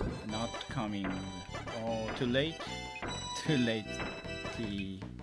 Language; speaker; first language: English; non-native, learner; Japanese